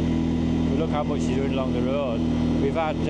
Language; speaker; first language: English; native; English